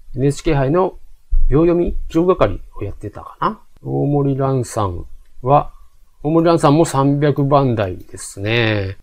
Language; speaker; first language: Japanese; native; Japanese